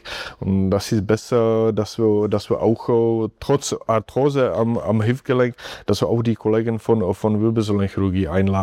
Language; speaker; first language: German; non-native, fluent; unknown